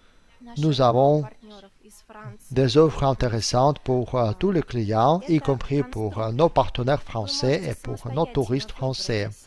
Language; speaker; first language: French; non-native, fluent; Russian